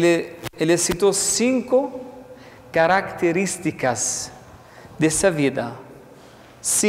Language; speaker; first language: Portuguese; non-native, learner; Arabic